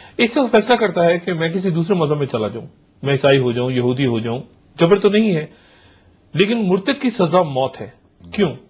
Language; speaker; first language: Urdu; native; Urdu